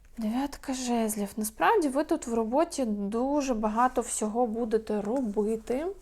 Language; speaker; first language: Ukrainian; non-native, local second language; Russian